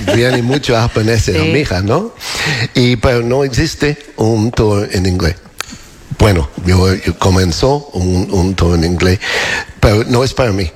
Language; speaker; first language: Spanish; non-native, learner; English